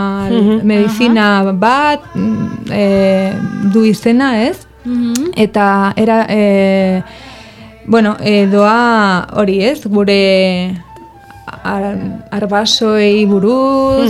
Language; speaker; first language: Basque; non-native, local second language; Spanish